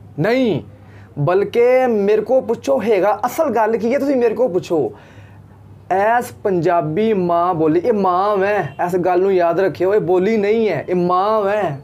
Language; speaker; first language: Punjabi; native; Punjabi